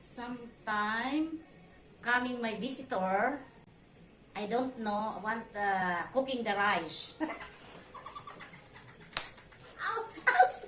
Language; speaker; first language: English; non-native, learner; Filipino